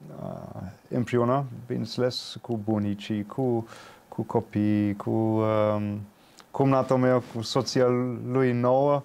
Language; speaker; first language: Romanian; non-native, fluent; English